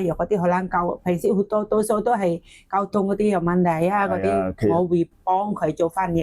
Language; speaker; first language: Cantonese; non-native, fluent; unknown